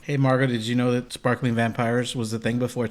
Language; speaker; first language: English; native; English